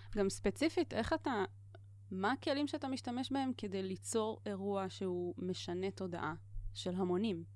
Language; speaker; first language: Hebrew; native; Hebrew